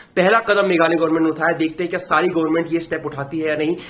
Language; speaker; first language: Hindi; native; Hindi